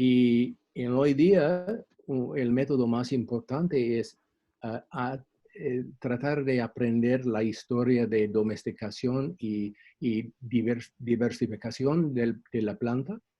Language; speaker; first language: Spanish; non-native, fluent; English